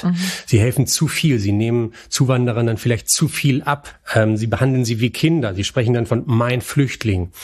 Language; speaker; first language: German; native; German